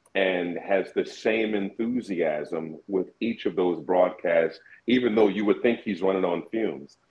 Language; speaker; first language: English; native; English